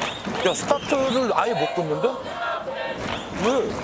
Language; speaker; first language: Korean; native; Korean